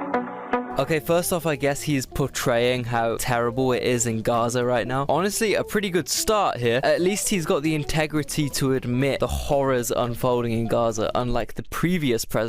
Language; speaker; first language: English; native; English